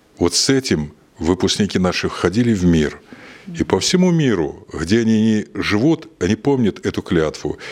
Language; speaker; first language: Russian; native; Russian